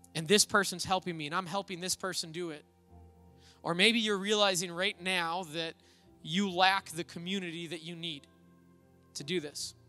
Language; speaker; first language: English; native; English